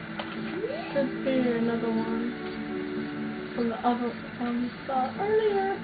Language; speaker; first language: English; native; English